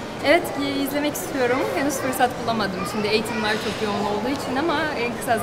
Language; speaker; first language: Turkish; non-native, fluent; Portuguese